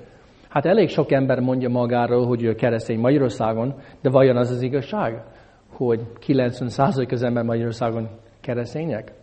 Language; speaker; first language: Hungarian; non-native, fluent; English